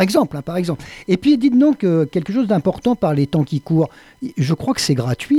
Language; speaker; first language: French; native; French